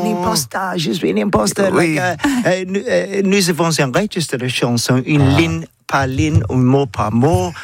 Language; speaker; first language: French; non-native, learner; English